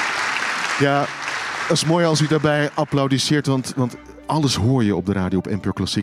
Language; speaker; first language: Dutch; native; Dutch